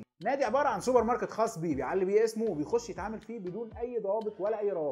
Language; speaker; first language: Arabic; native; Arabic